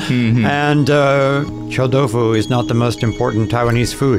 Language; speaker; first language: English; native; English